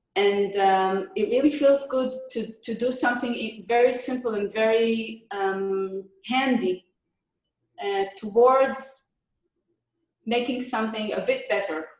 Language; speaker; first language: English; non-native, fluent; Hebrew